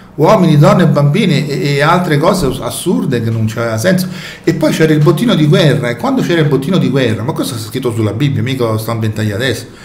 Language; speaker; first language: Italian; native; Italian